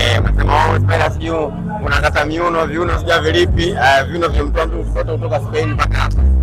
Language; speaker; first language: Swahili; native; Swahili